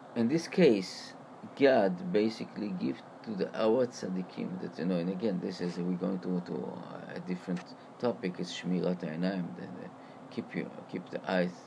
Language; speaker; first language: English; non-native, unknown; Hebrew